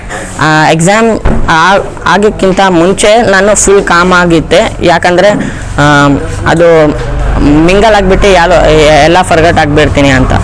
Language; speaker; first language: Kannada; non-native, local second language; Urdu